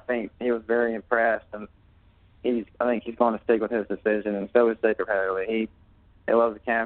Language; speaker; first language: English; native; English